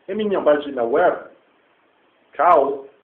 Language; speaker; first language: Portuguese; non-native, learner; Spanish